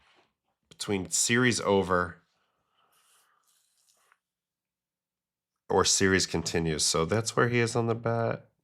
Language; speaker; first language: English; native; English